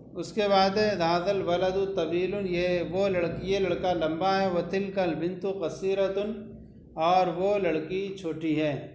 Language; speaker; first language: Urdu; native; Urdu